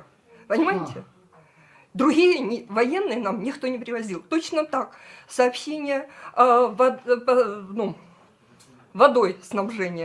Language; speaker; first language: Russian; native; Russian